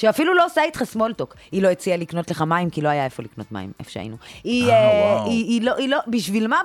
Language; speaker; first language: Hebrew; native; Hebrew